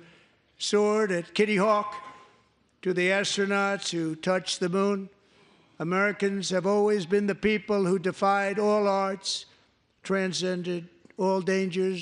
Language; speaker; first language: English; native; English